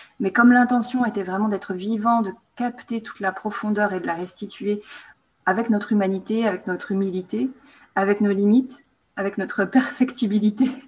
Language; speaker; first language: French; native; French